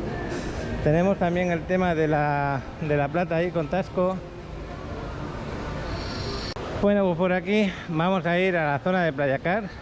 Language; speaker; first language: Spanish; native; Spanish